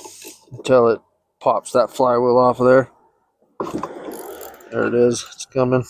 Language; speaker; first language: English; native; English